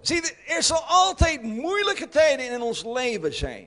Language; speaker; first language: Dutch; non-native, learner; English